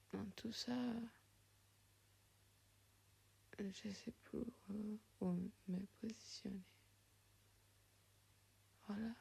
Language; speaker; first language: French; non-native, fluent; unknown